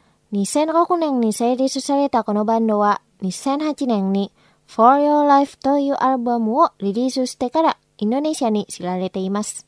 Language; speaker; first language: Japanese; non-native, fluent; Indonesian